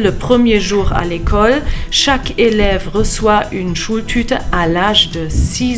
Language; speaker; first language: French; non-native, fluent; German